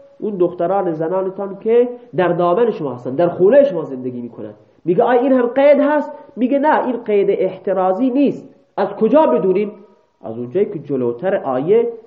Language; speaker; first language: Persian; non-native, local second language; Baluchi